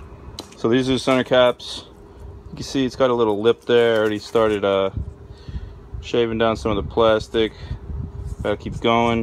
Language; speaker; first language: English; native; English